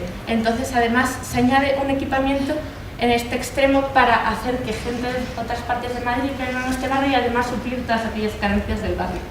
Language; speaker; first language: Spanish; native; Spanish